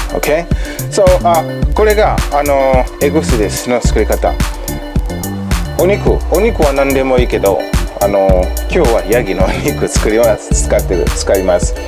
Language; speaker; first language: Japanese; non-native, learner; Swahili